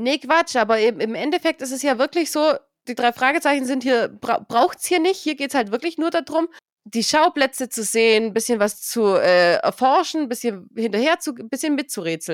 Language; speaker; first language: German; native; German